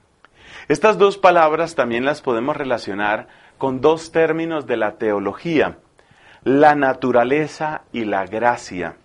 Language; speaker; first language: Spanish; native; Spanish